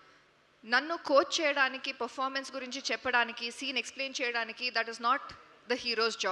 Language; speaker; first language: Telugu; non-native, fluent; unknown